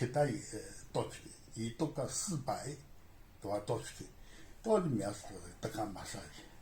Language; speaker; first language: Bulgarian; non-native, learner; Chinese